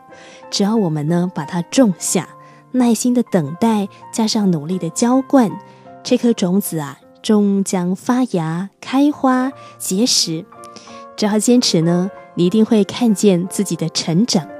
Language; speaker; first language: Chinese; native; Chinese